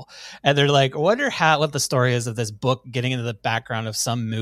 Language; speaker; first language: English; native; English